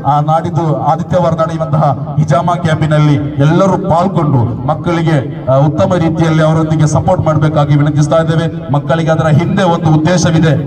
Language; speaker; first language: Kannada; non-native, local second language; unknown